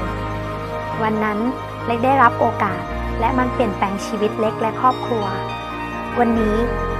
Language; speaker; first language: Thai; native; Thai